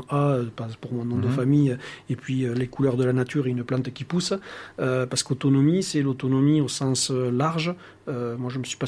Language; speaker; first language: French; native; French